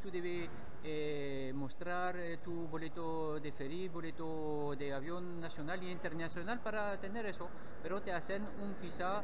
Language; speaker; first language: Spanish; non-native, learner; French